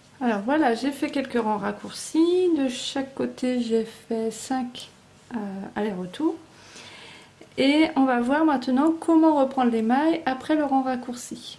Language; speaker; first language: French; native; French